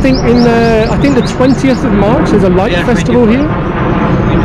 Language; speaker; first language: English; native; English